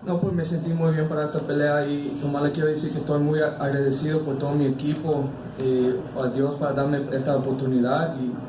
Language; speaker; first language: Spanish; early bilingual, heritage; Spanish